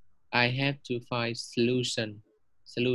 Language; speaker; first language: English; non-native, learner; Vietnamese